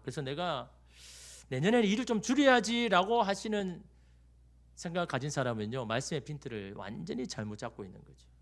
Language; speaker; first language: Korean; native; Korean